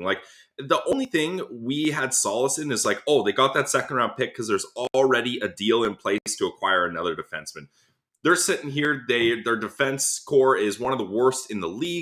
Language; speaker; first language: English; native; English